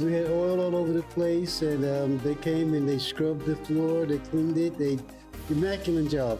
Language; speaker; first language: English; native; English